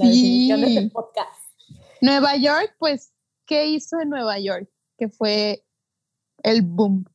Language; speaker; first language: Spanish; native; Spanish